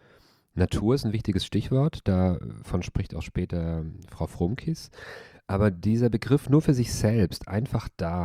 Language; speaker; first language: German; native; German